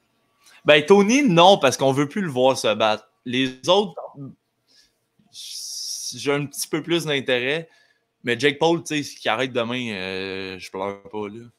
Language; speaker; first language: French; native; French